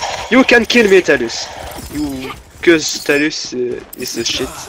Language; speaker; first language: English; non-native, learner; French